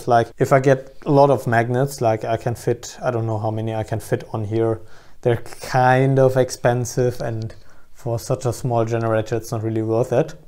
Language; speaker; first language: English; non-native, fluent; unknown